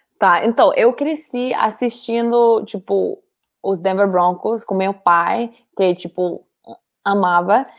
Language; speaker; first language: Portuguese; non-native, fluent; English